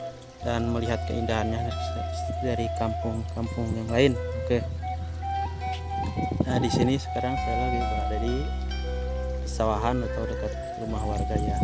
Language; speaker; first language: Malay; non-native, local second language; Sundanese